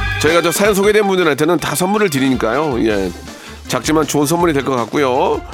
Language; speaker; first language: Korean; native; Korean